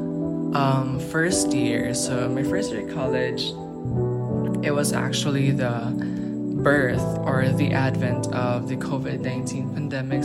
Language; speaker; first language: English; non-native, local second language; Filipino